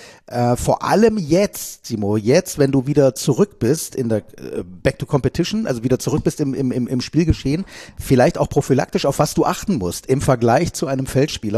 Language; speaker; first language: German; native; German